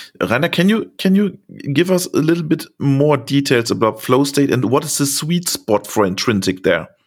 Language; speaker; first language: English; non-native, fluent; German